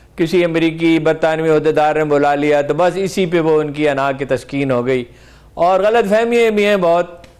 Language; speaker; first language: Urdu; native; Urdu